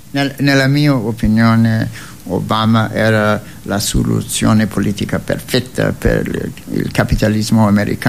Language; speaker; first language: Italian; non-native, fluent; English